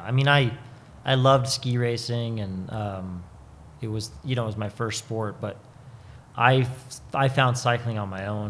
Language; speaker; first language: English; native; English